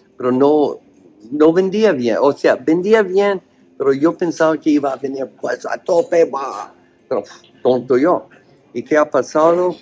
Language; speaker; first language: Spanish; non-native, fluent; English